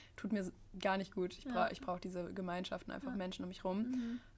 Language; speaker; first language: German; early bilingual, other home language; English